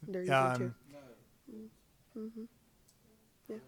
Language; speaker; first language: English; native; English